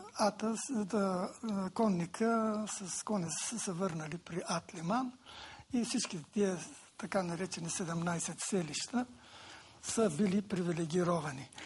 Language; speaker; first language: Bulgarian; native; Bulgarian